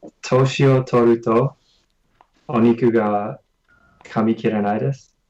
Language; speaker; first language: Japanese; non-native, learner; English